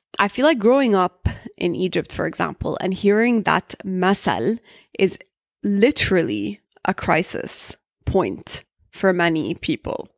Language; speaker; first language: English; early bilingual, other home language; Arabic